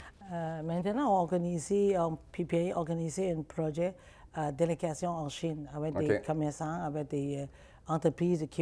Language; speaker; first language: French; non-native, learner; Chinese